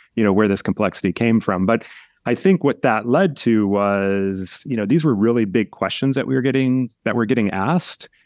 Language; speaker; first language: English; native; English